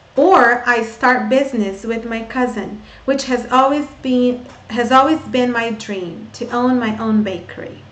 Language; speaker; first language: English; non-native, fluent; Portuguese